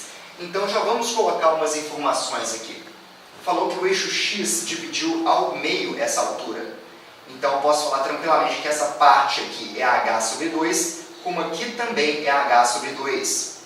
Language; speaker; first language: Portuguese; native; Portuguese